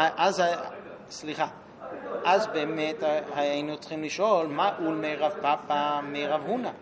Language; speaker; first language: Hebrew; non-native, fluent; English